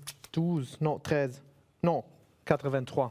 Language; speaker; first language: French; non-native, fluent; German